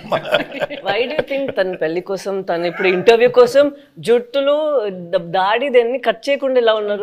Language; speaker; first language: Telugu; non-native, fluent; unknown